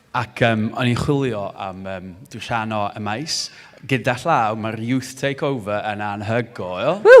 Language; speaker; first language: Welsh; non-native, local second language; English